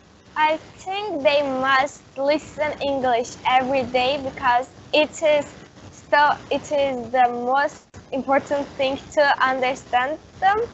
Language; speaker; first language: English; non-native, learner; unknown